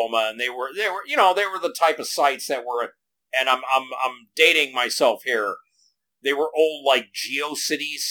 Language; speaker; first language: English; native; English